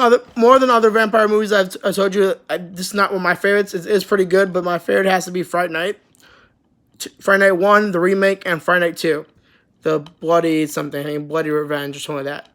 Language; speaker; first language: English; native; English